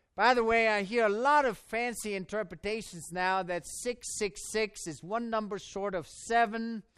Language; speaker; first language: English; non-native, fluent; German